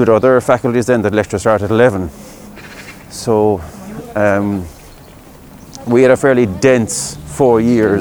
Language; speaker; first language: English; native; English